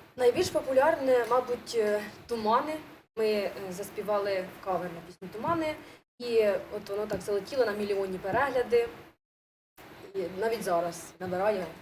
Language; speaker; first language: Ukrainian; native; Ukrainian